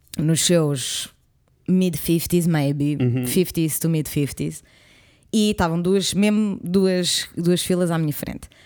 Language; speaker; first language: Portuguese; native; Portuguese